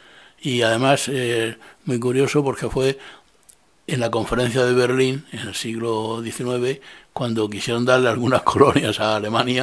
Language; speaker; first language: Spanish; native; Spanish